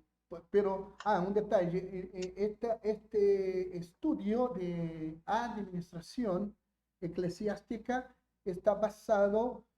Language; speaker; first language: Spanish; non-native, fluent; Portuguese